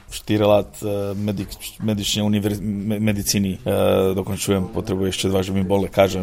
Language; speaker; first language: Polish; non-native, fluent; Serbian